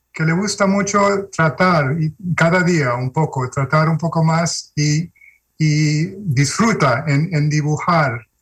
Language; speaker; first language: Spanish; early bilingual, heritage; Spanish